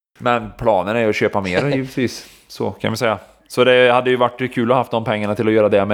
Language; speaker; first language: Swedish; native; Swedish